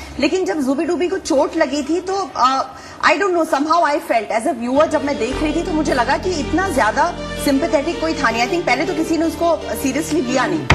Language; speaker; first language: Hindi; native; Hindi